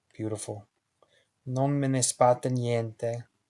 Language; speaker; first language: Italian; non-native, learner; English